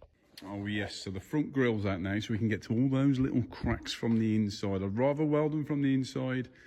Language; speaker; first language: English; native; English